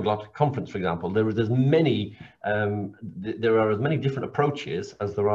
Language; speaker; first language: English; native; English